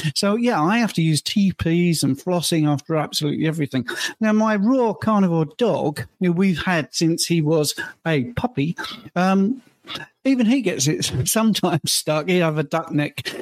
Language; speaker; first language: English; native; English